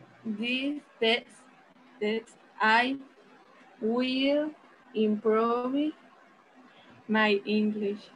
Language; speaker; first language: English; non-native, learner; Spanish